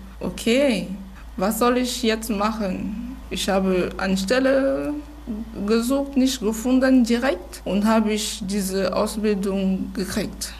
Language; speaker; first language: German; non-native, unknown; French